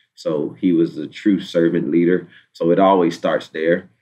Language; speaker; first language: English; native; English